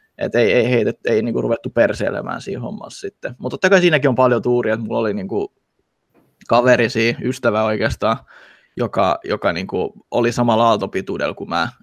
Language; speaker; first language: Finnish; early bilingual, other home language; Russian